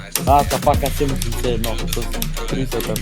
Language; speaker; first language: Bulgarian; native; Bulgarian